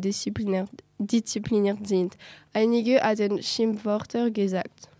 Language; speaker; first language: German; non-native, learner; French